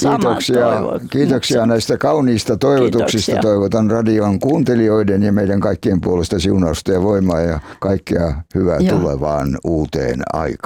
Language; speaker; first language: Finnish; native; Finnish